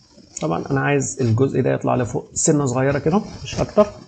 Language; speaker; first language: Arabic; native; Arabic